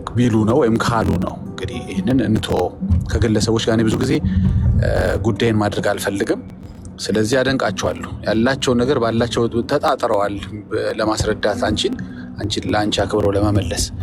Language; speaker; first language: Amharic; native; Amharic